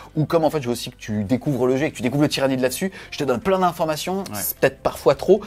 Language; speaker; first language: French; native; French